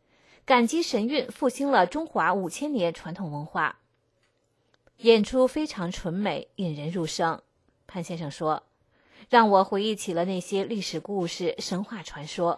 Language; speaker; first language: Chinese; native; Chinese